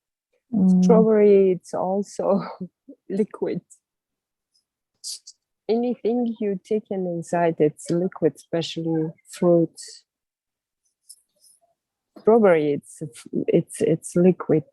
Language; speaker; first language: English; non-native, learner; Russian